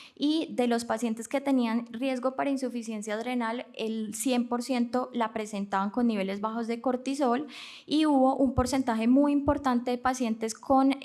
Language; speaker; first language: Spanish; native; Spanish